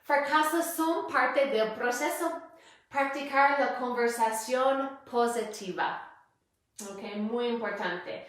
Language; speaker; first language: Spanish; non-native, fluent; English